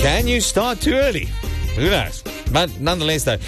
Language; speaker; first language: English; non-native, local second language; Afrikaans